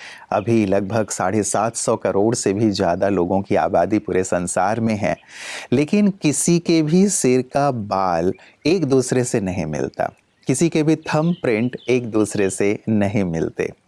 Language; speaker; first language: Hindi; native; Hindi